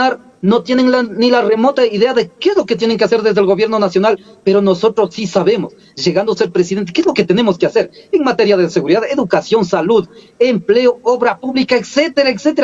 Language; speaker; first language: Spanish; native; Spanish